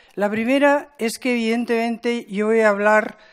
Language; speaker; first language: Spanish; native; Spanish